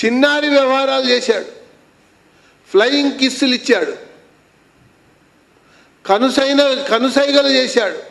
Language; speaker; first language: Telugu; native; Telugu